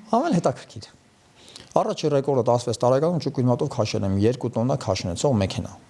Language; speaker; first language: Armenian; native; Armenian